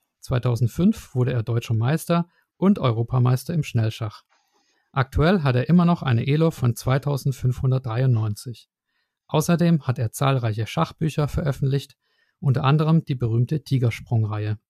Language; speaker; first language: German; native; German